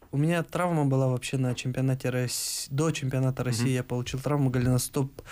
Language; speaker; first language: Russian; native; Russian